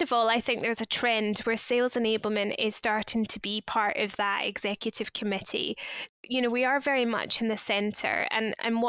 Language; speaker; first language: English; native; English